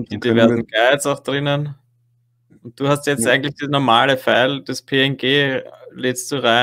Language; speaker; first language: German; native; German